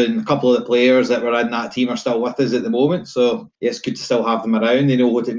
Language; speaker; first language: English; native; English